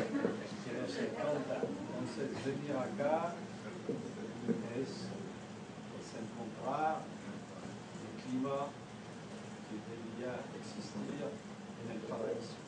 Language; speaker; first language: Spanish; non-native, fluent; French